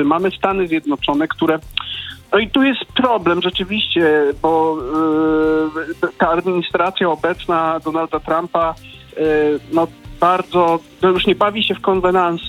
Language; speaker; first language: Polish; native; Polish